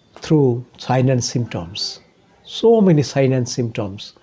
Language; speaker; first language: English; non-native, local second language; Bangla